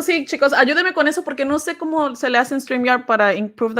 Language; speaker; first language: Spanish; early bilingual, heritage; Spanish